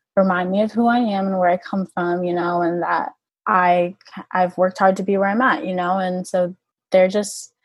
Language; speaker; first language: English; native; English